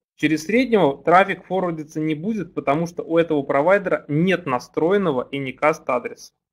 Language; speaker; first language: Russian; native; Russian